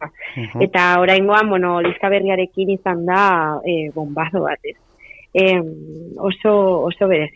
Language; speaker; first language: Basque; non-native, local second language; Spanish